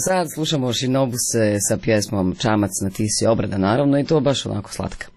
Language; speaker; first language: Croatian; native; Croatian